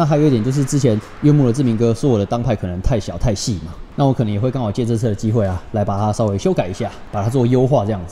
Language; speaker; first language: Chinese; native; Chinese